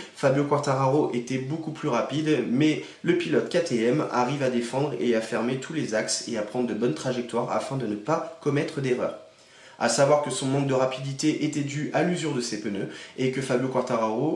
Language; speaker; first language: French; native; French